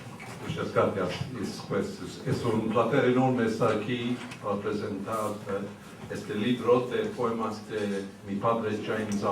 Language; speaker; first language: Spanish; early bilingual, heritage; English